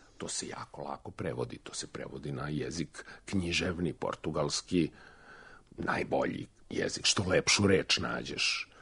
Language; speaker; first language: Serbian; native; Serbian